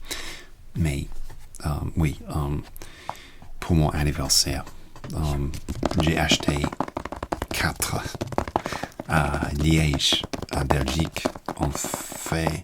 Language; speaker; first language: French; non-native, learner; English